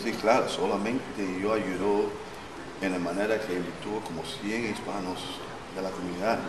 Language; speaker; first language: Spanish; non-native, local second language; English